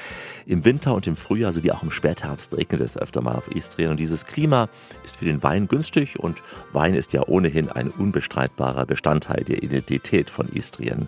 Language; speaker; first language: German; native; German